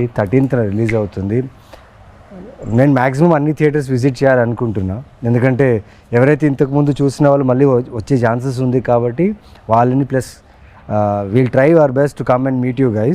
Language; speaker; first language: Telugu; native; Telugu